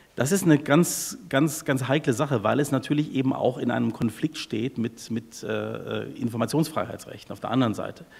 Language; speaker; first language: German; native; German